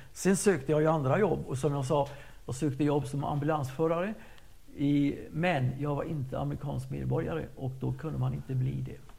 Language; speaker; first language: Swedish; native; Swedish